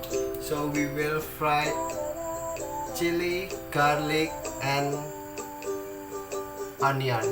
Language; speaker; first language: English; non-native, learner; Indonesian